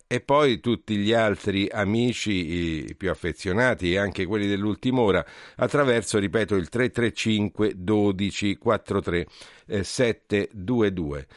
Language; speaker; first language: Italian; native; Italian